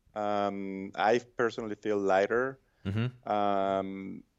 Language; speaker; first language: English; non-native, fluent; Spanish